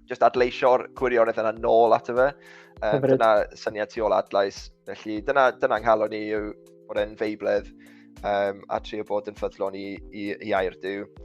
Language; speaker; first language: Welsh; native; Welsh